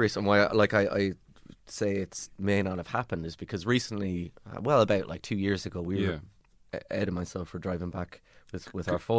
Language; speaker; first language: English; native; English